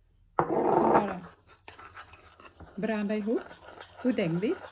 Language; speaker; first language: Swedish; non-native, fluent; Thai